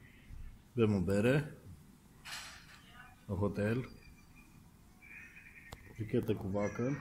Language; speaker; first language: Romanian; native; Romanian